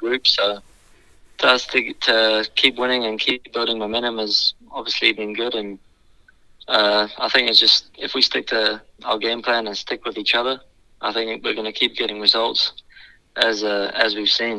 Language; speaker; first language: English; native; English